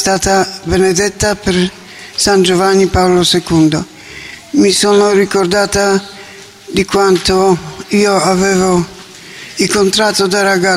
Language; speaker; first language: Italian; non-native, learner; Polish